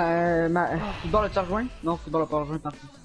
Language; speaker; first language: French; native; French